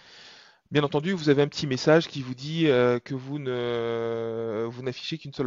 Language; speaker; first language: French; native; French